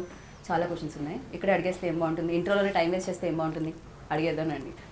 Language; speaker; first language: Telugu; native; Telugu